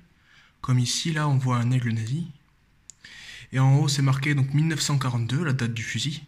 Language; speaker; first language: French; native; French